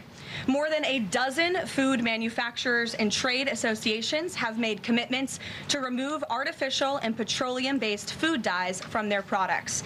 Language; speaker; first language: English; native; English